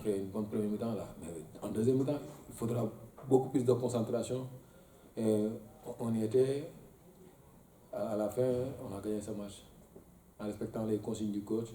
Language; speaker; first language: French; non-native, local second language; Bambara